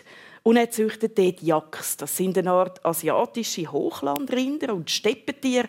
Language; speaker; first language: German; native; German